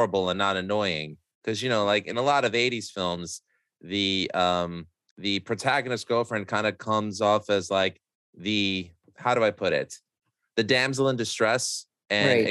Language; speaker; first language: English; native; English